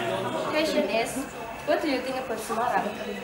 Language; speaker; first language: English; non-native, learner; Indonesian